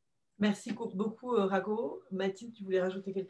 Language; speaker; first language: French; native; French